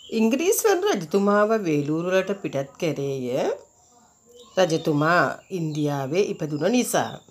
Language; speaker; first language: Sinhala; non-native, local second language; Tamil